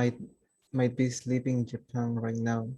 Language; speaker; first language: English; non-native, learner; Spanish